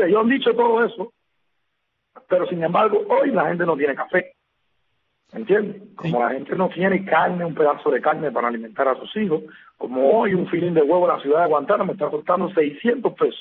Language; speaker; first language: Spanish; native; Spanish